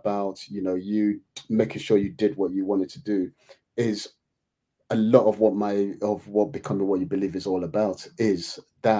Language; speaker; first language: English; native; English